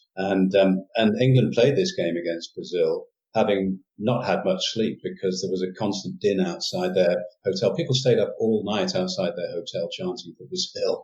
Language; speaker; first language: English; native; English